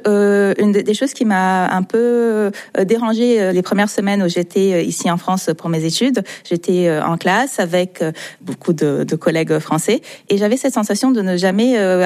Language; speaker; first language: French; non-native, fluent; Portuguese